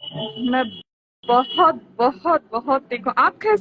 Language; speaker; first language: Hindi; non-native, local second language; Telugu